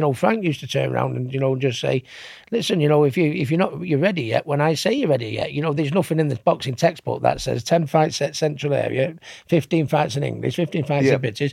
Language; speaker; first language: English; native; English